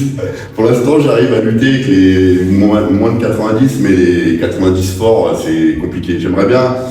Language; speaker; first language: French; native; French